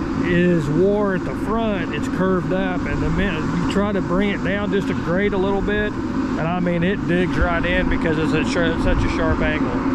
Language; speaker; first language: English; native; English